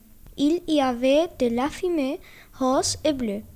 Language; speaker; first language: French; non-native, learner; Spanish